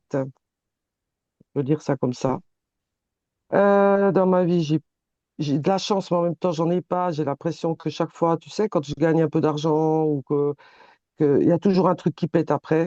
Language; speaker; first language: French; native; French